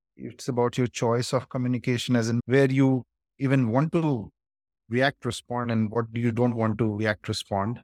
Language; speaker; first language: English; non-native, local second language; Hindi